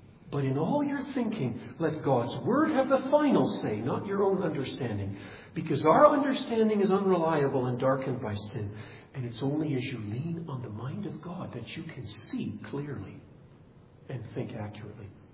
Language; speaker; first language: English; native; English